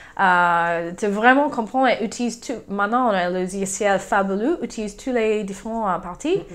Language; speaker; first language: French; non-native, fluent; English